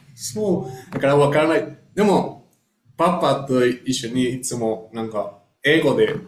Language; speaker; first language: Japanese; non-native, learner; Spanish